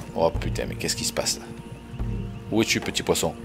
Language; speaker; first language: French; native; French